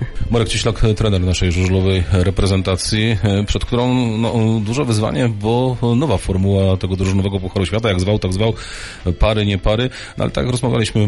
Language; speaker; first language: Polish; native; Polish